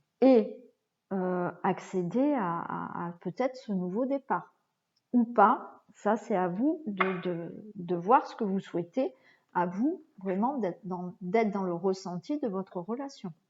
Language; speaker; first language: French; native; French